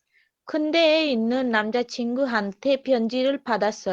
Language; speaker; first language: Korean; non-native, learner; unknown